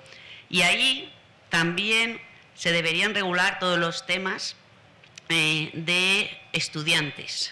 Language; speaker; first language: Spanish; native; Spanish